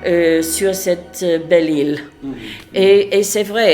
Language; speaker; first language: French; non-native, fluent; English